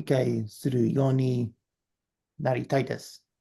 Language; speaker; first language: Japanese; non-native, learner; English